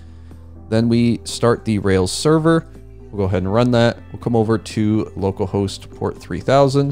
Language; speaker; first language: English; native; English